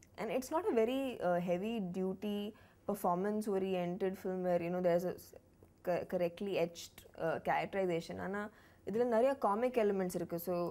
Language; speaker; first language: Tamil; non-native, learner; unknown